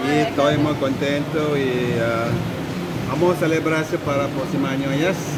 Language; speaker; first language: Spanish; non-native, learner; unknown